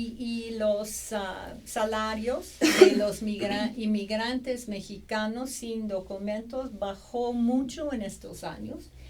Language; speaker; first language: Spanish; non-native, fluent; English